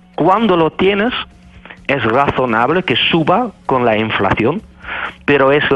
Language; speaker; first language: Spanish; non-native, fluent; Dutch